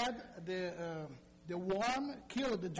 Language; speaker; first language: English; non-native, learner; Portuguese